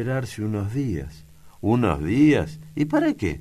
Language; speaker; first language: Spanish; native; Spanish